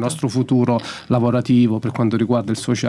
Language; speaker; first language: Italian; native; Italian